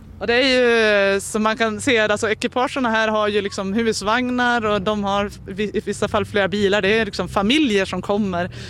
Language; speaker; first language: Swedish; native; Swedish